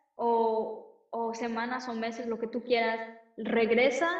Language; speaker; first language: Spanish; early bilingual, heritage; Spanish